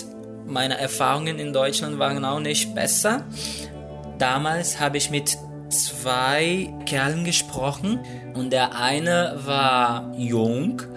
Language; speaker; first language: German; non-native, fluent; Portuguese